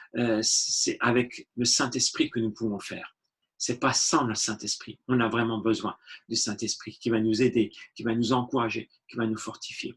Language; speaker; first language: French; native; French